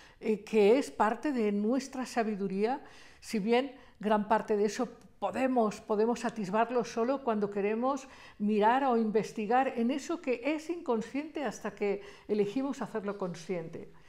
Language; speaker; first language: Spanish; native; Spanish